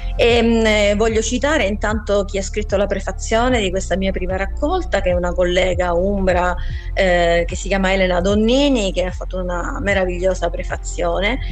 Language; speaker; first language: Italian; native; Italian